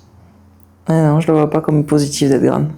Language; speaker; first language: French; native; French